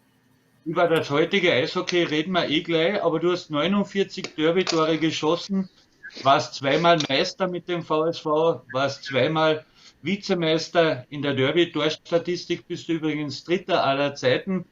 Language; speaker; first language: German; native; German